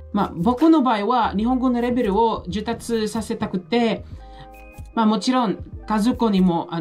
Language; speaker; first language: Japanese; non-native, fluent; Filipino